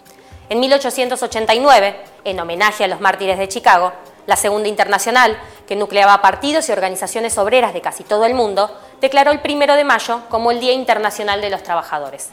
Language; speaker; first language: Spanish; native; Spanish